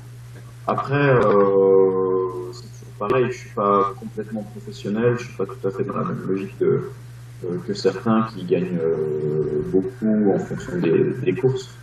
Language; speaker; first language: French; native; French